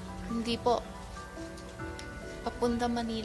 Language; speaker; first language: Filipino; non-native, learner; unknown